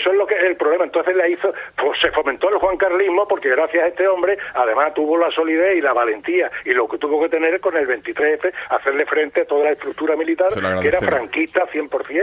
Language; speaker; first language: Spanish; native; Spanish